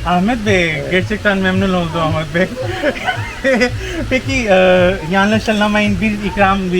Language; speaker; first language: Turkish; non-native, learner; Urdu